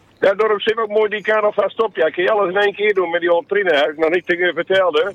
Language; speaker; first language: Dutch; native; Dutch